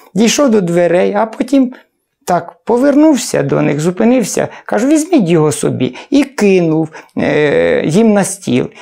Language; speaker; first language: Ukrainian; native; Ukrainian